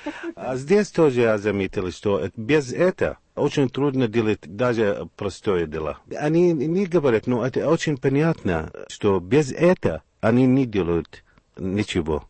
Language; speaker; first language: Russian; non-native, learner; Arabic